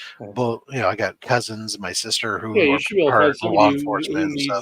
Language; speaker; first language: English; native; English